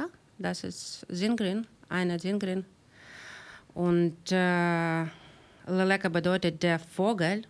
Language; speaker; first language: German; non-native, learner; Ukrainian